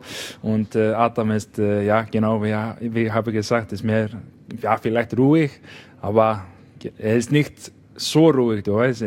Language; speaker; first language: German; non-native, learner; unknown